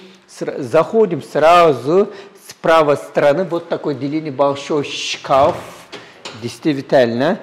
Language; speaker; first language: Russian; non-native, learner; Turkish